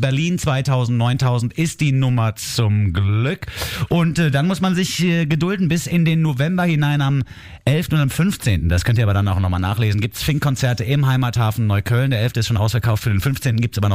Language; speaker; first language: German; native; German